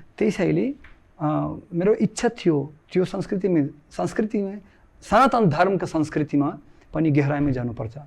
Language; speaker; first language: Nepali; non-native, fluent; Russian